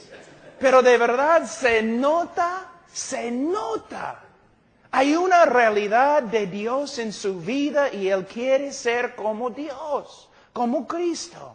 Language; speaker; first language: Spanish; non-native, fluent; English